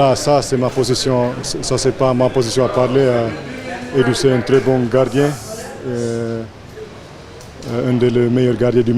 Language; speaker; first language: French; non-native, fluent; English